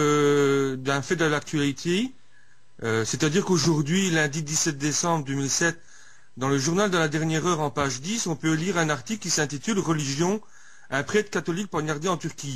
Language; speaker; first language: French; native; French